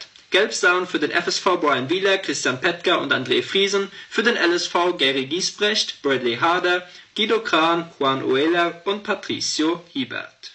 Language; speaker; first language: German; native; German